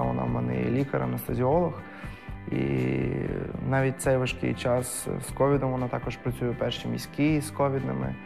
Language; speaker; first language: Ukrainian; native; Ukrainian